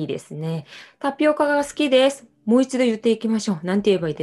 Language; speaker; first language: Japanese; non-native, fluent; Korean